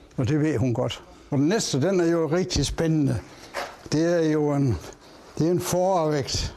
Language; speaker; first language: Danish; native; Danish